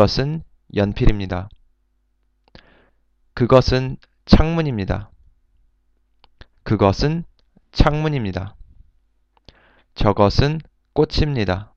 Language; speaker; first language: Korean; non-native, fluent; English